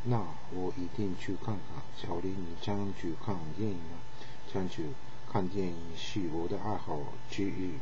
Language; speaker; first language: Chinese; non-native, learner; Japanese